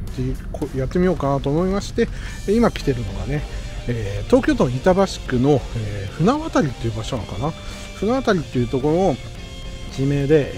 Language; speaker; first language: Japanese; native; Japanese